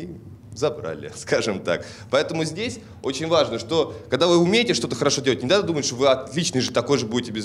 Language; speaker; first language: Russian; native; Russian